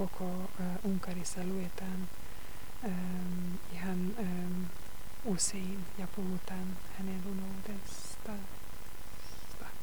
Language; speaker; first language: Finnish; non-native, fluent; Hungarian